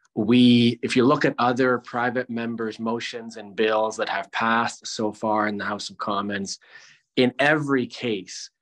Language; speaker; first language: English; native; English